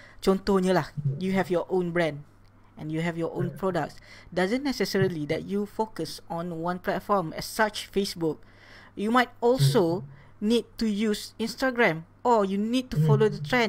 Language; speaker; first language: English; non-native, local second language; Malay